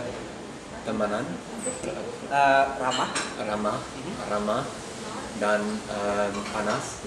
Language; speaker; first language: Indonesian; non-native, learner; English